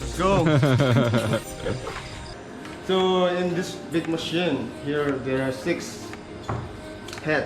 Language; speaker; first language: English; non-native, fluent; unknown